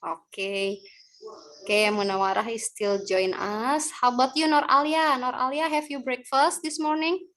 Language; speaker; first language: English; non-native, learner; Indonesian